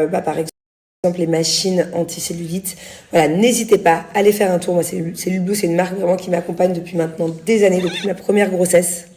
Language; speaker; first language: French; native; French